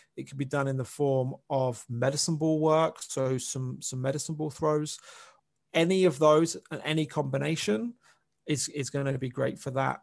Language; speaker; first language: English; native; English